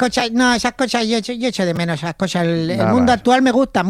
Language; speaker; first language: Spanish; native; Spanish